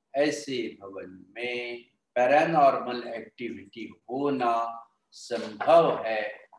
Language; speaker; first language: Hindi; non-native, local second language; Marathi